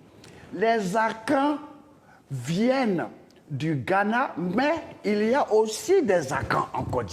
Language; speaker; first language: French; non-native, local second language; Dyula